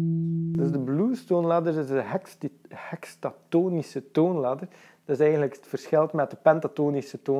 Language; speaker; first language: Dutch; native; Dutch